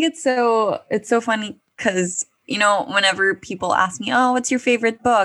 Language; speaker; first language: English; non-native, local second language; Filipino